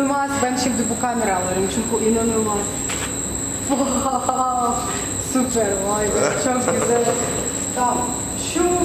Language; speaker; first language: Turkish; non-native, learner; Russian